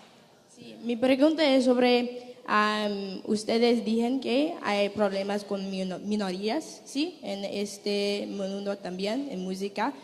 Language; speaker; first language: Spanish; non-native, learner; English